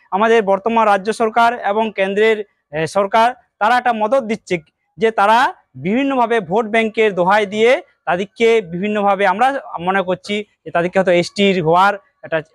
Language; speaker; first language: Bangla; non-native, local second language; Santali